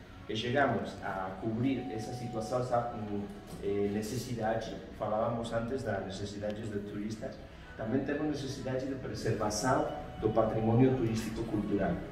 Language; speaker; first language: Portuguese; non-native, fluent; Spanish